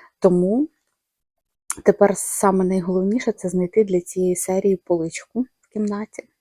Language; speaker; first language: Ukrainian; non-native, local second language; Russian